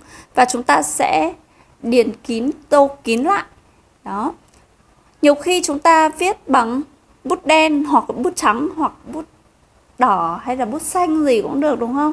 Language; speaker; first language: Vietnamese; native; Vietnamese